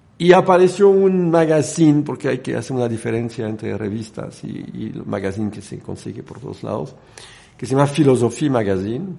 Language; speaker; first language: Spanish; non-native, fluent; French